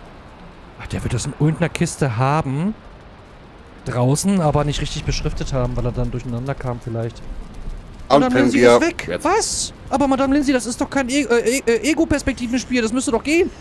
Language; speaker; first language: German; native; German